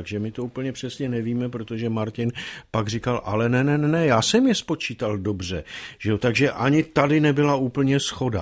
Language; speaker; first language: Czech; native; Czech